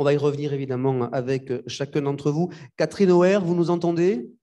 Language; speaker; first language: French; native; French